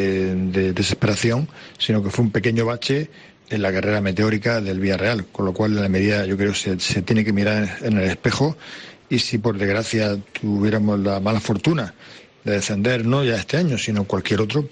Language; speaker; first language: Spanish; native; Spanish